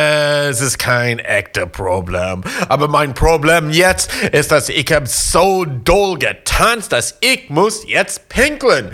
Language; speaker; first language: German; non-native, learner; English